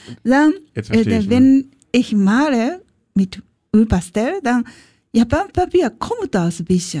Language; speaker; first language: German; non-native, learner; Japanese